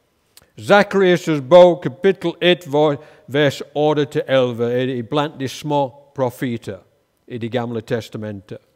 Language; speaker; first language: Danish; non-native, fluent; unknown